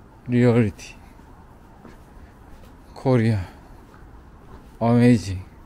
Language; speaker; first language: Korean; non-native, learner; English